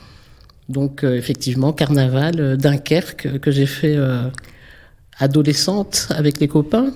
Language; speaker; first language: French; native; French